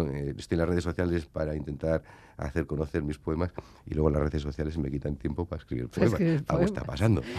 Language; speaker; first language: Spanish; native; Spanish